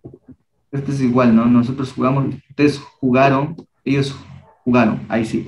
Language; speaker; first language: Spanish; non-native, local second language; Quechua